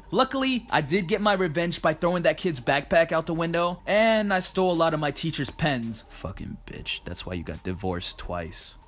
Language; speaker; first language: English; early bilingual, other home language; Japanese